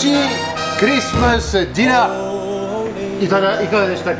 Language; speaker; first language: Japanese; non-native, fluent; French